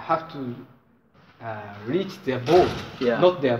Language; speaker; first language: English; non-native, learner; Japanese